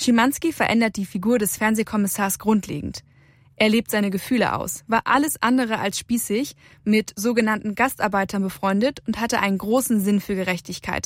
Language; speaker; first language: German; native; German